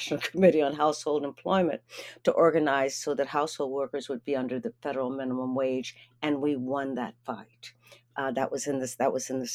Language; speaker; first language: English; native; English